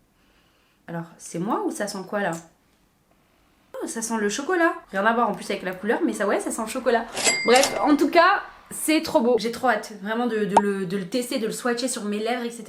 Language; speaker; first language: French; native; French